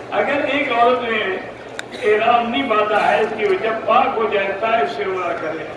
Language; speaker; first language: Urdu; native; Urdu